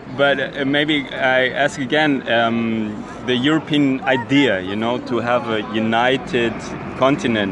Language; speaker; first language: English; non-native, fluent; German